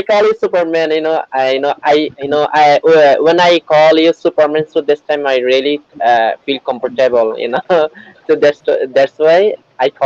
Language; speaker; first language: English; non-native, learner; Bangla